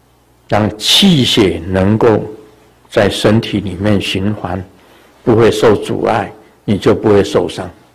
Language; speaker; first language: Chinese; native; Chinese